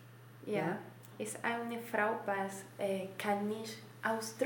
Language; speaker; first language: German; non-native, learner; Spanish